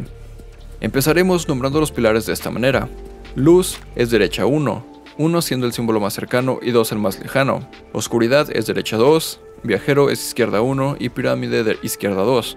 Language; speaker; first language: Spanish; native; Spanish